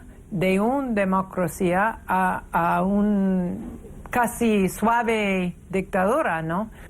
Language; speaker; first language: Spanish; non-native, fluent; English